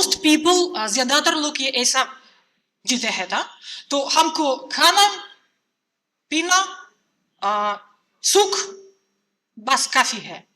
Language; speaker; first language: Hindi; non-native, fluent; Russian